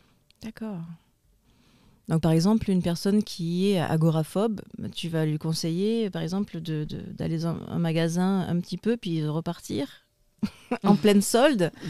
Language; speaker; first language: French; native; French